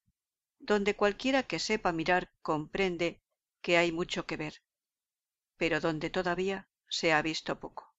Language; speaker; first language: Spanish; native; Spanish